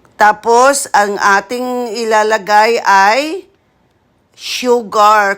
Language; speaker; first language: Filipino; non-native, local second language; Iloko